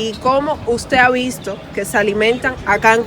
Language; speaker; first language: Spanish; native; Spanish